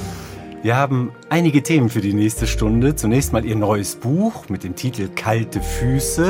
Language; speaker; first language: German; native; German